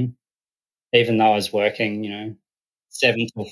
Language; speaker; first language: English; native; English